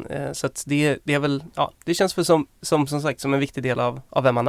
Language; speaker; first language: Swedish; native; Swedish